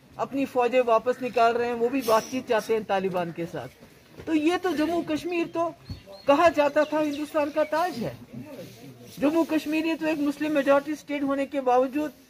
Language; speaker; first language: Urdu; non-native, local second language; Kashmiri